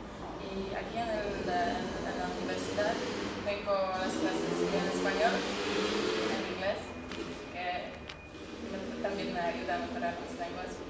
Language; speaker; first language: Spanish; non-native, learner; Polish